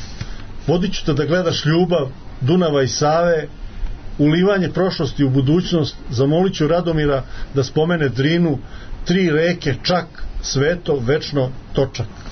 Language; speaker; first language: Serbian; native; Serbian